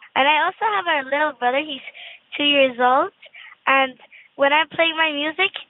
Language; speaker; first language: English; non-native, fluent; Turkish